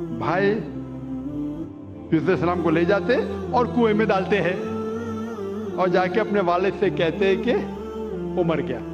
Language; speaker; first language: Urdu; non-native, local second language; Konkani